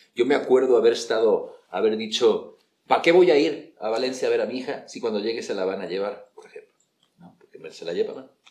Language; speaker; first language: Spanish; native; Spanish